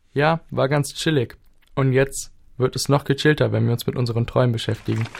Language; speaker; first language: German; native; German